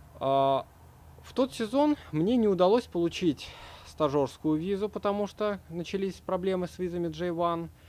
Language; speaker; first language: Russian; native; Russian